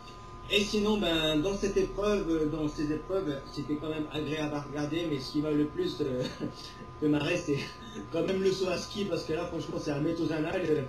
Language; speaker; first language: French; native; French